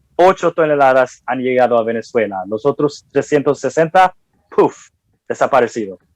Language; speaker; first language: Spanish; non-native, fluent; English